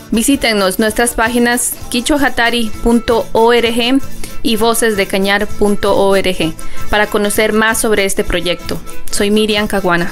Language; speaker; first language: Spanish; non-native, local second language; Quechua